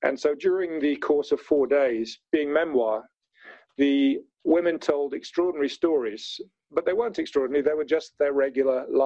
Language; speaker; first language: English; native; English